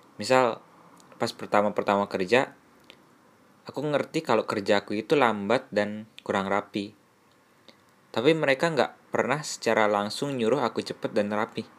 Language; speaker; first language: Indonesian; native; Indonesian